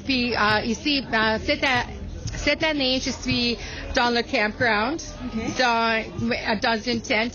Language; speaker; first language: French; non-native, local second language; English